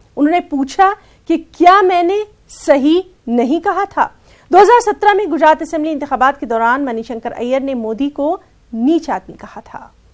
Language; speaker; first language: Urdu; native; Urdu